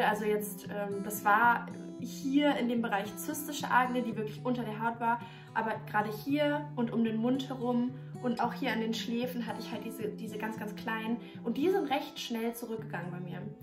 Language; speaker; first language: German; native; German